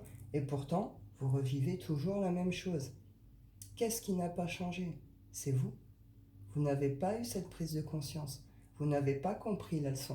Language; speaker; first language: French; native; French